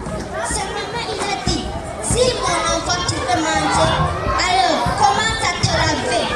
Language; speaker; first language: French; non-native, learner; Kinyarwanda